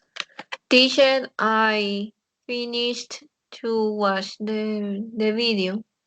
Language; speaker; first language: English; non-native, learner; Spanish